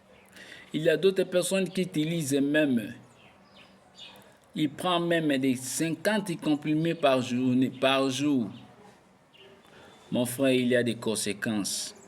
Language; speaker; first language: French; non-native, local second language; Lingala